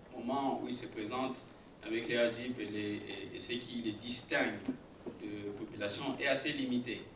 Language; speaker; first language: French; non-native, local second language; Swahili